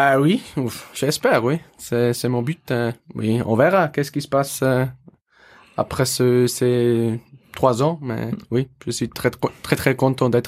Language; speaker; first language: French; non-native, learner; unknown